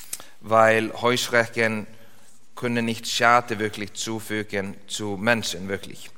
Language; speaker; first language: German; non-native, learner; English